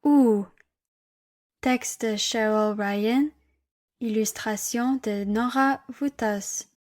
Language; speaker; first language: French; non-native, learner; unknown